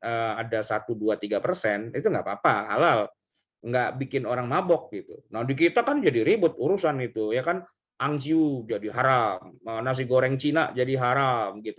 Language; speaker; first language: Indonesian; native; Indonesian